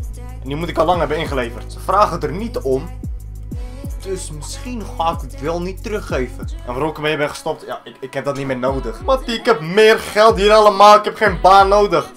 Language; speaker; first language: Dutch; early bilingual, other home language; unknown